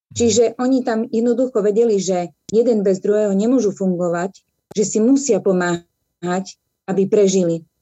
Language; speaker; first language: Slovak; native; Slovak